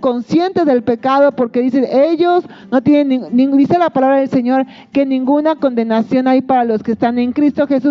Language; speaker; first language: Spanish; native; Spanish